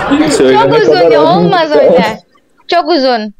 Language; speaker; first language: Turkish; non-native, learner; Indonesian